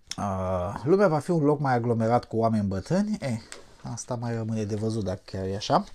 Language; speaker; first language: Romanian; native; Romanian